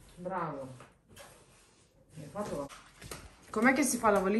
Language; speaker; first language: Italian; non-native, fluent; Lithuanian